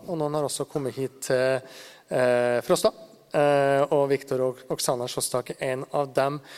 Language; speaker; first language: Norwegian; native; Norwegian